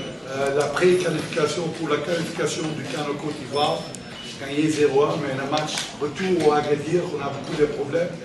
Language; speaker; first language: French; non-native, fluent; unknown